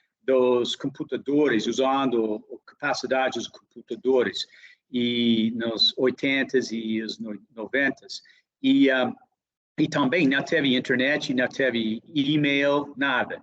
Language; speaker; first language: Portuguese; non-native, fluent; English